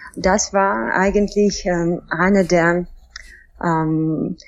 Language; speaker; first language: German; non-native, fluent; Russian